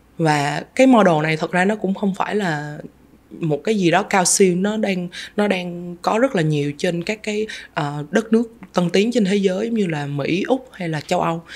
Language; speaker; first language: Vietnamese; native; Vietnamese